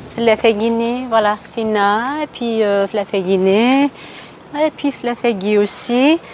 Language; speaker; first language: French; non-native, local second language; Kabyle